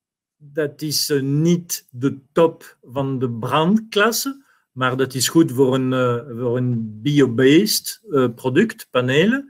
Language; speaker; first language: Dutch; non-native, learner; French